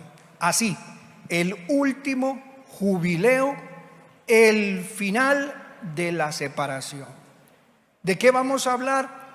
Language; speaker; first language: Spanish; native; Spanish